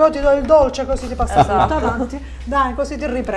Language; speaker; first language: Italian; native; Italian